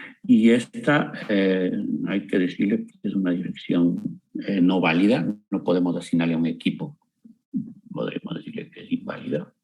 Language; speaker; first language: Spanish; native; Spanish